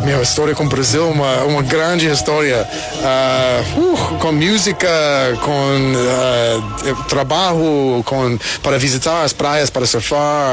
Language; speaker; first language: Portuguese; non-native, learner; English